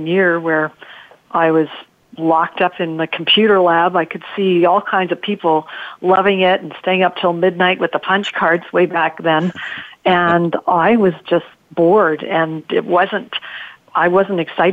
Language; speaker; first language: English; early bilingual, other home language; Italian